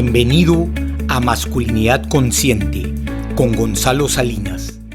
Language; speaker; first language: Spanish; native; Spanish